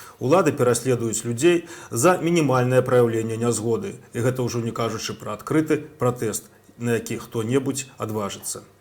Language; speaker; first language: Belarusian; native; Belarusian